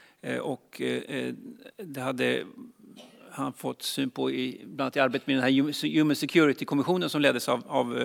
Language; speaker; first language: Swedish; native; Swedish